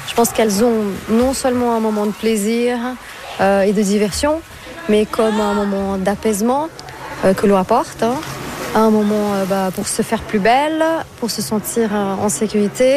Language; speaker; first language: French; non-native, fluent; Portuguese